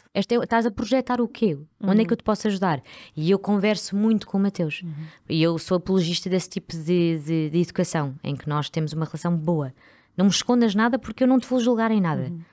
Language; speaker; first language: Portuguese; non-native, local second language; English